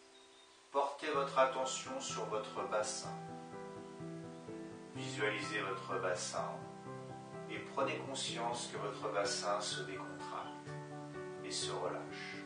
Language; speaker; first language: French; native; French